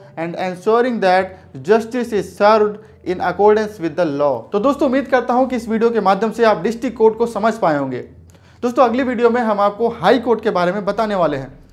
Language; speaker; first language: Hindi; native; Hindi